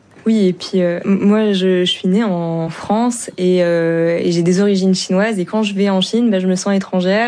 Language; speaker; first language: French; early bilingual, other home language; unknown